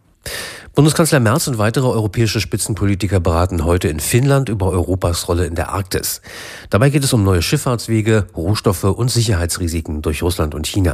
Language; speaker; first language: German; native; German